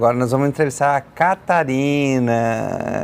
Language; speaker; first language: Portuguese; native; Portuguese